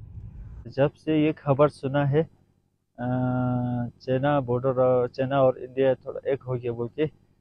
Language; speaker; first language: Hindi; non-native, local second language; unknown